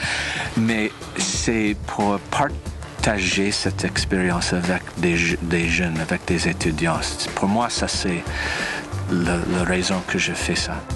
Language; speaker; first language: French; non-native, learner; English